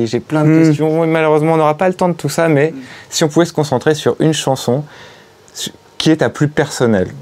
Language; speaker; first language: French; native; French